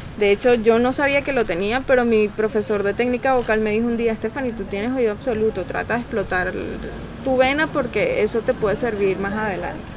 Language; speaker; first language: Spanish; native; Spanish